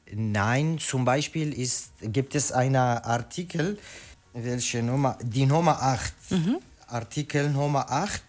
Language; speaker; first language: German; non-native, learner; Arabic